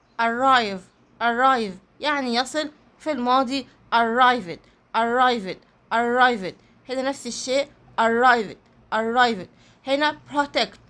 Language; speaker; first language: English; non-native, fluent; Arabic